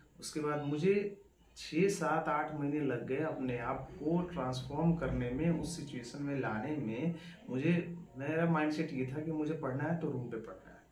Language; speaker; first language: Hindi; native; Hindi